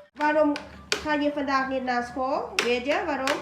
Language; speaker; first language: Dutch; non-native, learner; Thai